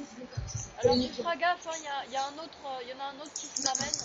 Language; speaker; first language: French; native; French